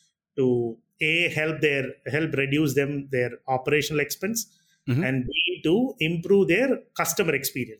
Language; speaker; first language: English; non-native, local second language; Tamil